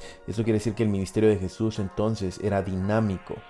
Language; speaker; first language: Spanish; native; Spanish